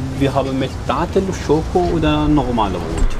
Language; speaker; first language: German; non-native, learner; Arabic